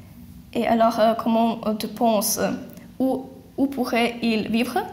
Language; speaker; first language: French; non-native, learner; Lithuanian